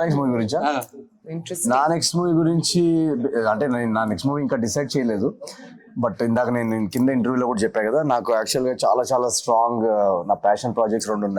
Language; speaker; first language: Telugu; native; Telugu